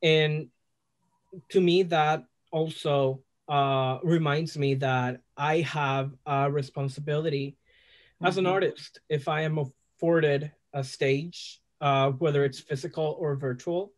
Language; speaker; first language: English; non-native, fluent; Spanish